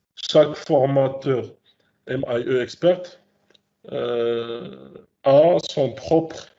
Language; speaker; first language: French; non-native, local second language; Arabic